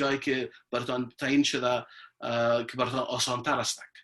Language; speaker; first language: Persian; early bilingual, heritage; Persian